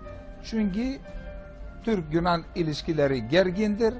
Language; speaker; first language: Turkish; non-native, fluent; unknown